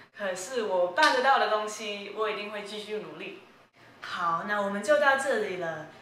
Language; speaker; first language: Chinese; early bilingual, heritage; Chinese